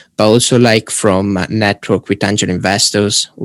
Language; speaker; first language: English; non-native, fluent; Italian